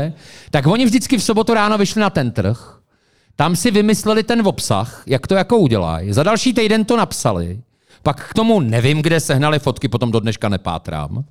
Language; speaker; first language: Czech; native; Czech